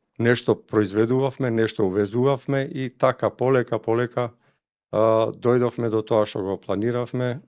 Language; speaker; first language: Macedonian; non-native, local second language; Albanian